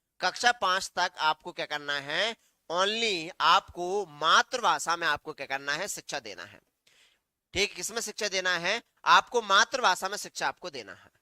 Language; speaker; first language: Hindi; native; Hindi